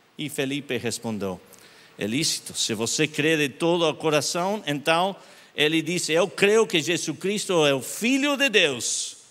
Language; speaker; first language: Portuguese; non-native, learner; English